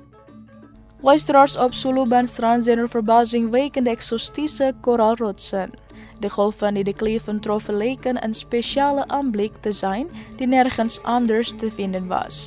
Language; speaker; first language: Dutch; non-native, learner; Indonesian